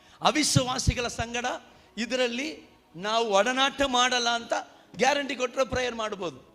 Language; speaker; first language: Kannada; non-native, local second language; Tamil